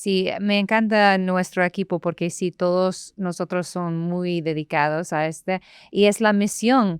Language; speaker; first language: Spanish; non-native, fluent; English